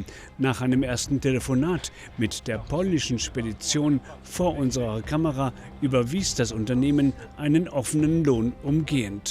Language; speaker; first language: German; native; German